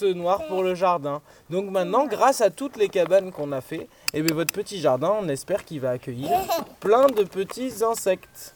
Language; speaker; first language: French; native; French